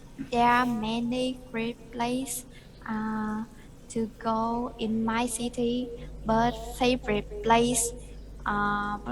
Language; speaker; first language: English; non-native, learner; Vietnamese